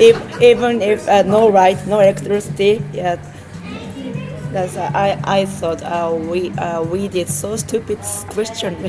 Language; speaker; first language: English; non-native, learner; Japanese